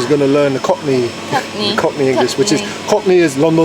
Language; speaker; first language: English; native; English